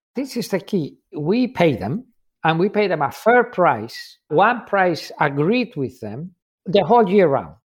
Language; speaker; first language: English; non-native, fluent; Spanish